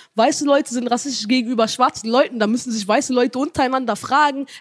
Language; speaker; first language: German; early bilingual, heritage; German